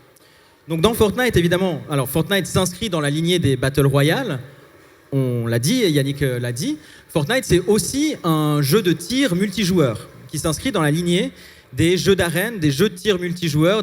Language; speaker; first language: French; native; French